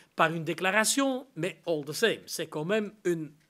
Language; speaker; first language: French; non-native, local second language; Dutch